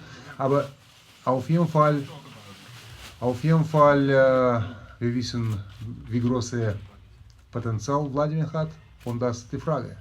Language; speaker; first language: German; non-native, learner; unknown